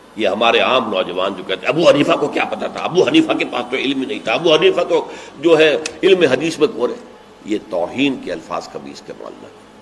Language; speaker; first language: Urdu; native; Urdu